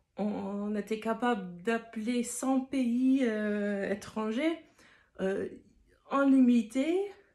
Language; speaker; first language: French; non-native, fluent; English